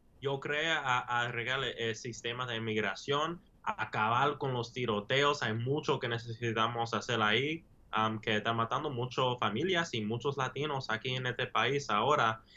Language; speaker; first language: Spanish; early bilingual, heritage; English